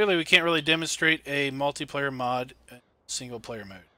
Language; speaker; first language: English; native; English